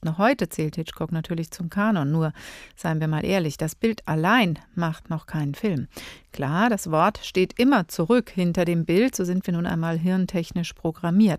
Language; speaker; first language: German; native; German